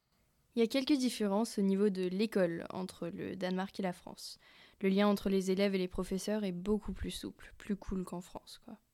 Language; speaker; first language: French; early bilingual, other home language; Danish